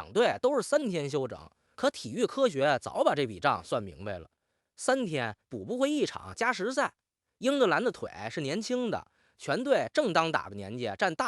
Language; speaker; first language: Chinese; native; Chinese